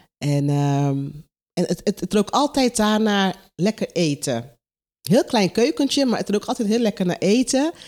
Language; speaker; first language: Dutch; non-native, local second language; Papiamento